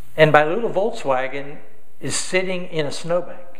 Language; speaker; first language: English; native; English